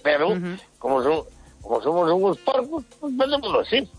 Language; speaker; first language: Spanish; non-native, local second language; Galician